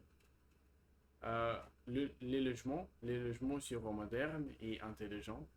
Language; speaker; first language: French; non-native, learner; Russian